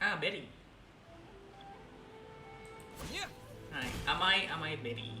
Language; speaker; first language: Japanese; non-native, learner; Indonesian